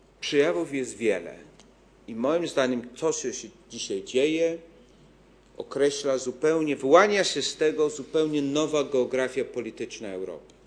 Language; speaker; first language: Polish; native; Polish